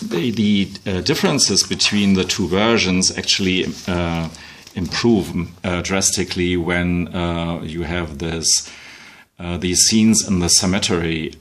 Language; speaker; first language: English; non-native, fluent; German